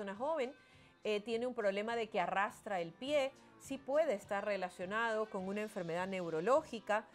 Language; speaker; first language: Spanish; native; Spanish